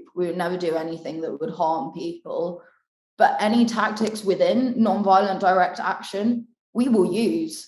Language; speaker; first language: English; native; English